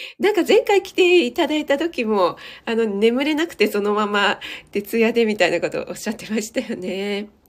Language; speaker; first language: Japanese; native; Japanese